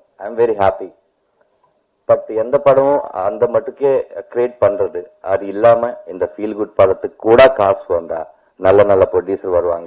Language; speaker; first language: Tamil; non-native, learner; Telugu